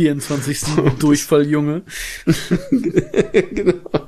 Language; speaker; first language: German; native; German